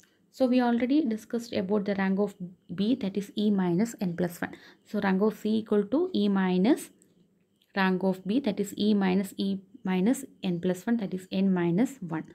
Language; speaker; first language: English; non-native, local second language; Malayalam